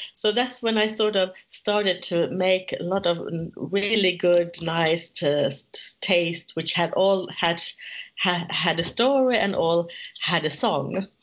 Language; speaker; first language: English; non-native, fluent; Swedish